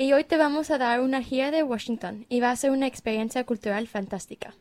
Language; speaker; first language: Spanish; non-native, learner; English